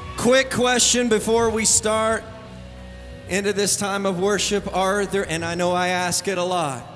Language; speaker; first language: English; native; English